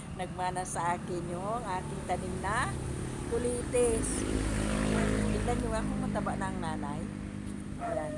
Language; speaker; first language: Filipino; non-native, local second language; Iloko